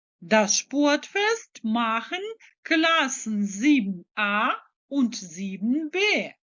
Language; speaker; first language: German; non-native, fluent; Ukrainian